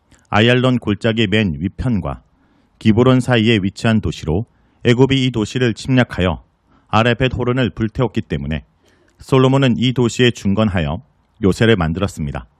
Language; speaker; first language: Korean; native; Korean